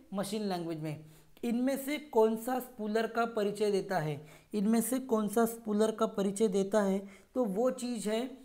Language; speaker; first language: Hindi; non-native, local second language; Marathi